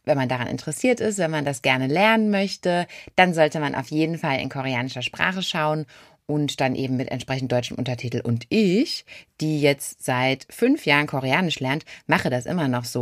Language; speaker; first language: German; native; German